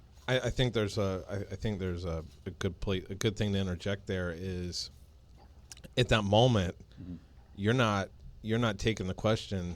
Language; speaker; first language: English; native; English